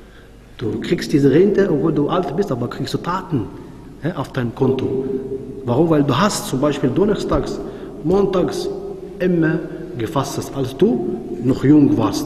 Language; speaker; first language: German; non-native, fluent; Arabic